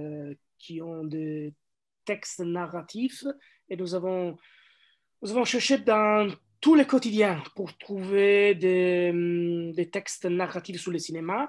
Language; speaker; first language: French; non-native, learner; Italian